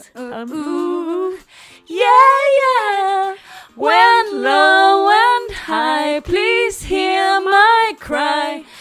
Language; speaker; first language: English; non-native, fluent; Danish